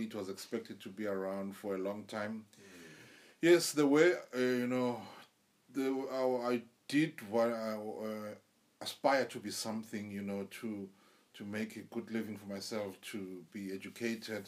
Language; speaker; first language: English; non-native, local second language; Zulu